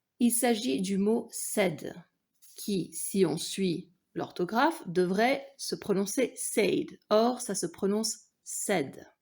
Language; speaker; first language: French; non-native, fluent; English